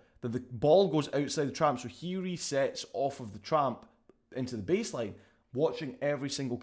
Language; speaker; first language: English; native; English